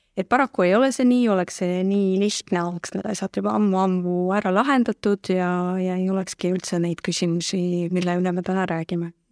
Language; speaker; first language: Estonian; non-native, local second language; Russian